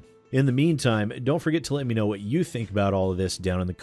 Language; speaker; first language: English; native; English